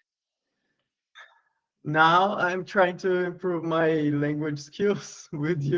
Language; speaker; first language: English; non-native, learner; Portuguese